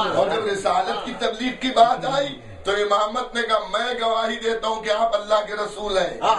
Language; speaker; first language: Urdu; native; Urdu